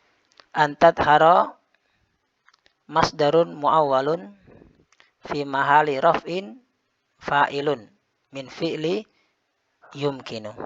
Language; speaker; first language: Arabic; non-native, fluent; Indonesian